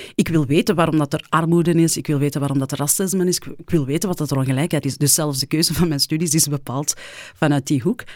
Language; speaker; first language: Dutch; early bilingual, other home language; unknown